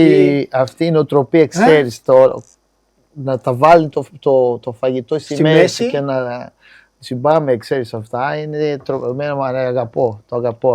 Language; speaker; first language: Greek; non-native, fluent; Portuguese